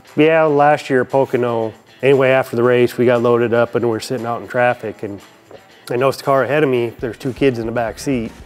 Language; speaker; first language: English; native; English